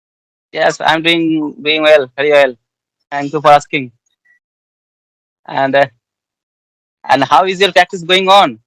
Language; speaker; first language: English; non-native, learner; Bangla